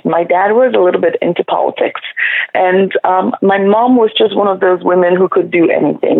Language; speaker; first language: English; non-native, local second language; Igbo